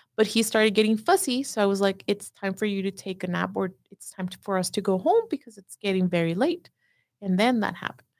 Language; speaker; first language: English; non-native, fluent; Spanish